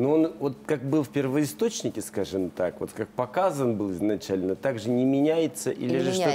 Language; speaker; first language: Russian; native; Russian